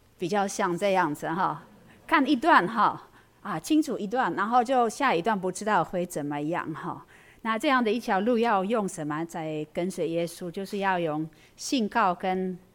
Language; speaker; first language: Chinese; non-native, fluent; Dutch